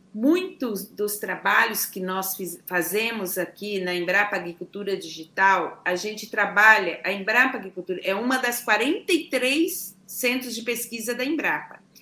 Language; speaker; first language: Portuguese; native; Portuguese